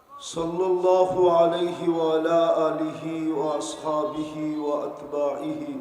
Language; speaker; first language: Arabic; non-native, fluent; Bangla